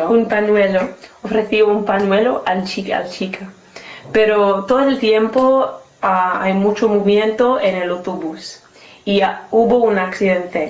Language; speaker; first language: Spanish; non-native, learner; English